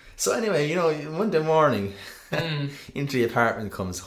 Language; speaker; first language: English; native; English